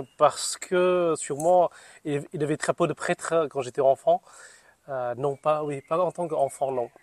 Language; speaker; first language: French; non-native, fluent; Vietnamese